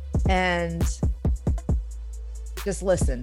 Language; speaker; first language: English; early bilingual, other home language; Persian